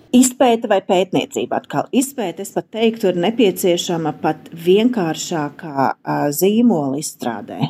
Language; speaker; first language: Latvian; native; Latvian